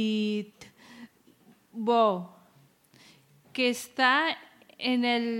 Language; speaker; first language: Spanish; non-native, local second language; Catalan